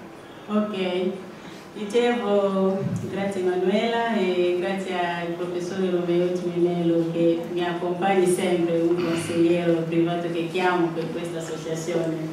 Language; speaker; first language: Italian; non-native, fluent; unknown